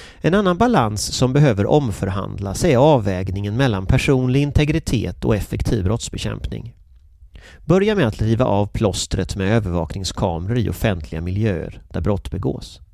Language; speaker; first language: Swedish; native; Swedish